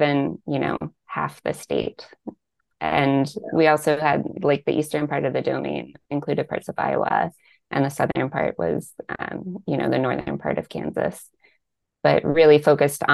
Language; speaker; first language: English; native; English